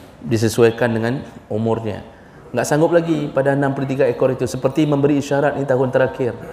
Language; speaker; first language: Malay; non-native, local second language; Achinese